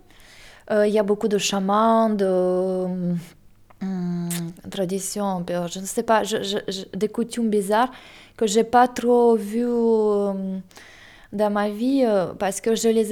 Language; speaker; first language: French; non-native, fluent; Russian